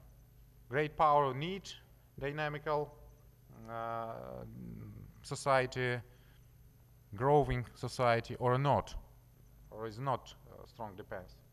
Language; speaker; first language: English; non-native, learner; Russian